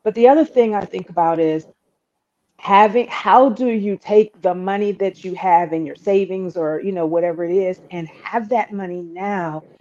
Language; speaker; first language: English; native; English